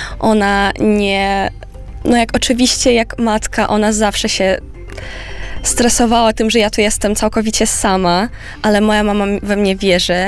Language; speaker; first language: Polish; non-native, fluent; Romanian